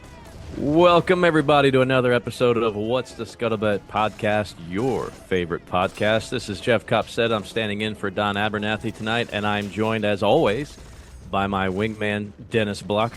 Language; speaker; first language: English; native; English